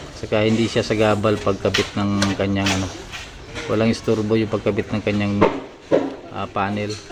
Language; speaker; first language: Filipino; non-native, local second language; Cebuano